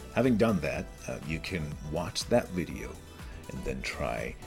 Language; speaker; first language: English; non-native, fluent; Persian